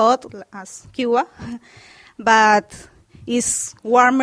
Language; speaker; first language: English; non-native, fluent; Spanish